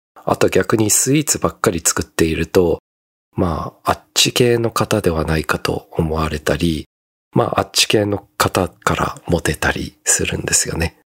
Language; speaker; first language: Japanese; native; Japanese